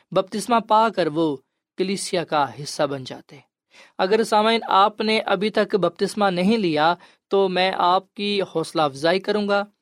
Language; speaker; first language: Urdu; non-native, local second language; Punjabi